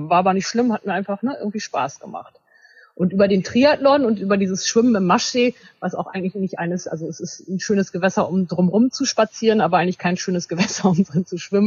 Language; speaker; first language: German; native; German